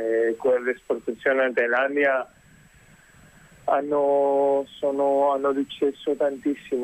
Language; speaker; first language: Italian; non-native, fluent; Spanish